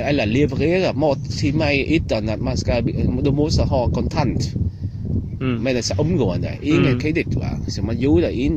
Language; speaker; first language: Swedish; non-native, learner; Vietnamese